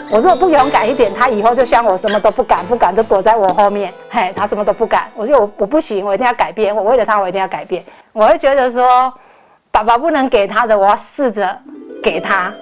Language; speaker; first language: Chinese; native; Chinese